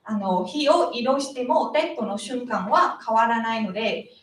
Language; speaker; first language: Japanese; non-native, learner; Vietnamese